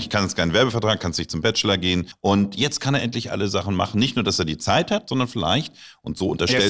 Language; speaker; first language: German; native; German